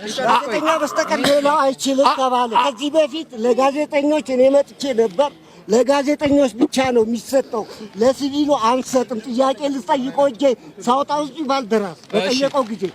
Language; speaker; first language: Amharic; native; Amharic